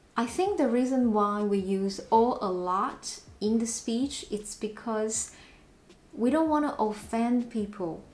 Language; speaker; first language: English; non-native, fluent; Chinese